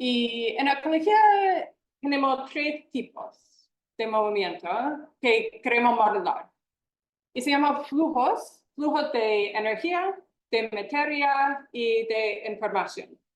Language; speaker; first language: Spanish; non-native, fluent; English